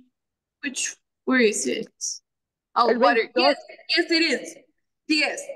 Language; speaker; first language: English; non-native, fluent; Spanish